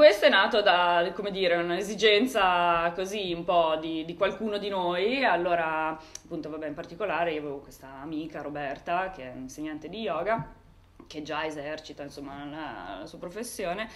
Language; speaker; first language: Italian; native; Italian